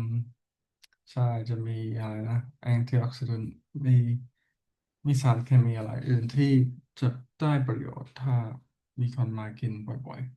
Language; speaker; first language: Thai; non-native, learner; English